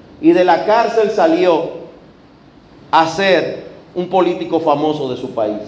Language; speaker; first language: Spanish; native; Spanish